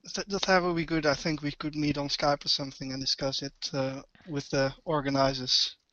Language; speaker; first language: English; non-native, fluent; Dutch